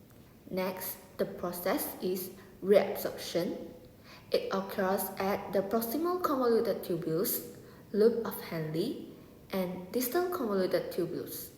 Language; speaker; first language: English; non-native, local second language; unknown